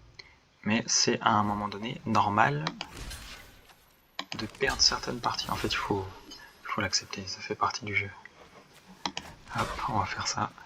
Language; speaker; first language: French; native; French